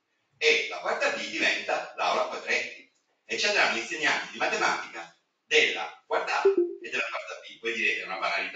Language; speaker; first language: Italian; native; Italian